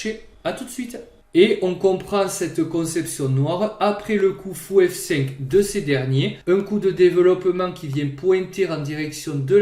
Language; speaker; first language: French; native; French